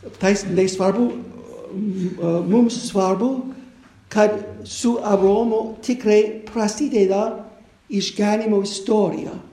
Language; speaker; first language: Lithuanian; non-native, fluent; English